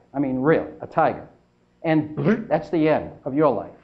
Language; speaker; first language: English; native; English